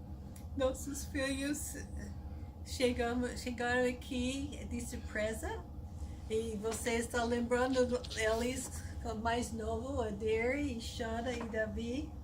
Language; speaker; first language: Portuguese; non-native, learner; English